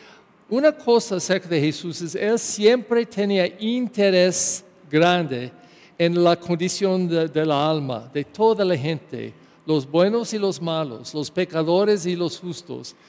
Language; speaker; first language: Spanish; non-native, learner; English